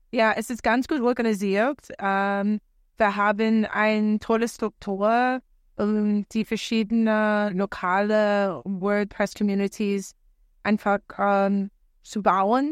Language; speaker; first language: German; non-native, learner; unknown